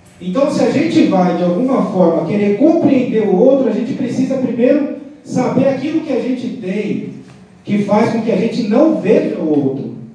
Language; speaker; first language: Portuguese; non-native, local second language; Guarani